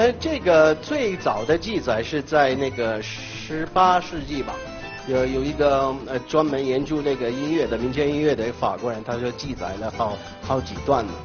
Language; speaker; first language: Chinese; non-native, fluent; Maltese